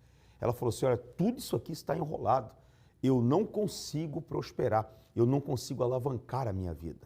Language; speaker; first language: Portuguese; native; Portuguese